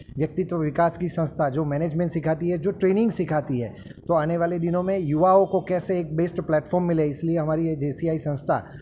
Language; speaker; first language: Hindi; non-native, local second language; Gujarati